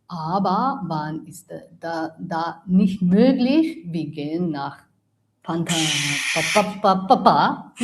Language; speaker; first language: German; non-native, learner; Italian